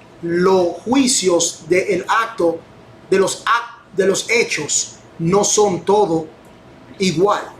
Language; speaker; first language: Spanish; non-native, fluent; English